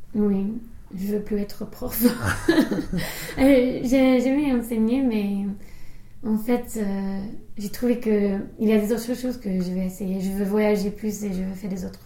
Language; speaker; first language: French; non-native, fluent; English